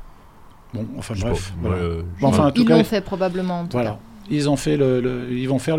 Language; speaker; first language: French; native; French